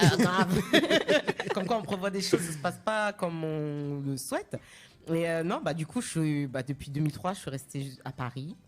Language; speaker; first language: French; non-native, local second language; Malagasy